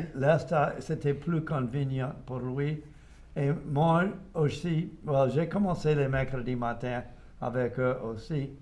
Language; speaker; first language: French; non-native, local second language; English